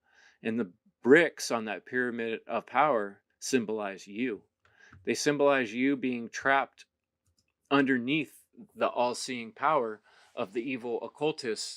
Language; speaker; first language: English; native; English